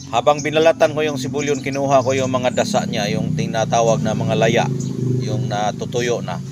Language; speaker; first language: Filipino; non-native, local second language; Cebuano